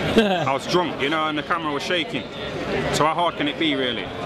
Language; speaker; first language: English; native; English